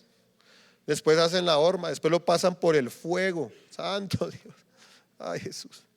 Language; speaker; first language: Spanish; native; Spanish